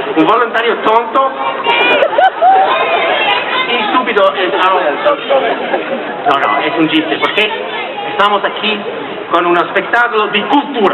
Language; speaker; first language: Spanish; non-native, fluent; Italian